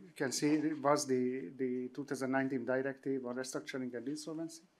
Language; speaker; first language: English; non-native, fluent; Hungarian